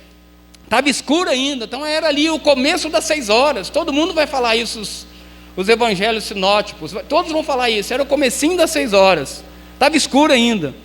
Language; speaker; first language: Portuguese; native; Portuguese